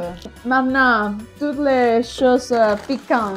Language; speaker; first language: French; non-native, learner; Spanish